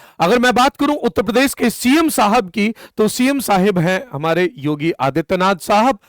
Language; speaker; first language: Hindi; native; Hindi